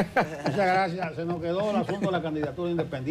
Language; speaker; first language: Spanish; native; Spanish